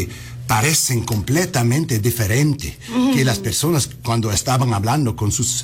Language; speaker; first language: Spanish; non-native, fluent; English